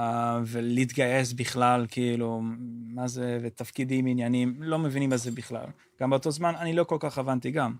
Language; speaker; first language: Hebrew; non-native, fluent; Dutch